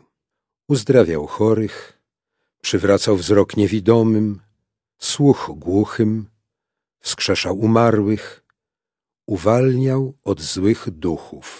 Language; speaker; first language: Polish; native; Polish